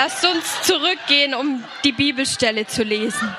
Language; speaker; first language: German; native; German